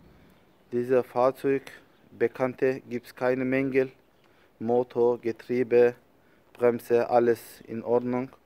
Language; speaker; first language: German; non-native, learner; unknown